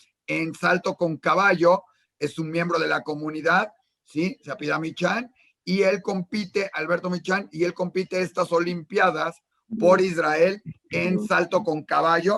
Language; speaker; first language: Spanish; native; Spanish